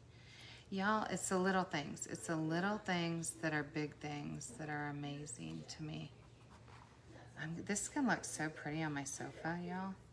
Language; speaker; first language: English; native; English